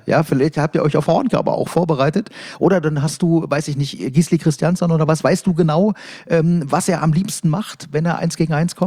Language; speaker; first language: German; native; German